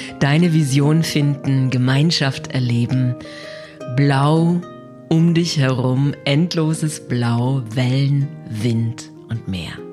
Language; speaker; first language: German; native; German